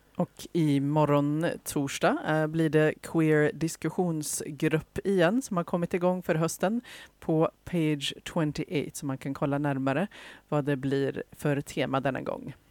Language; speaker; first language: Swedish; native; Swedish